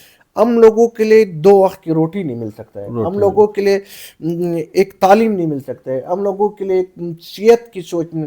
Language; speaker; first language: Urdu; non-native, local second language; Pashto